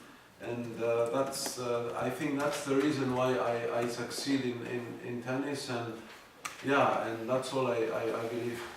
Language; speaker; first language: English; non-native, fluent; Greek